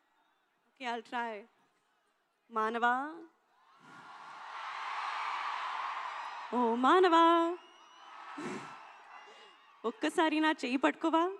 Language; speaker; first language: Telugu; non-native, learner; Hindi